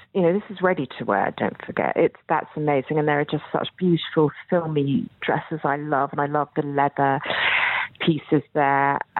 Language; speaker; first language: English; native; English